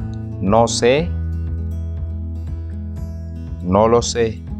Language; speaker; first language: Spanish; non-native, fluent; Wolof